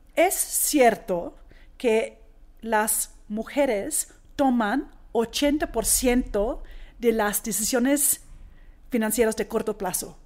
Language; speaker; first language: Spanish; non-native, fluent; English